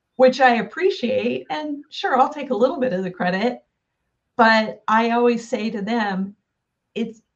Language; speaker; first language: English; native; English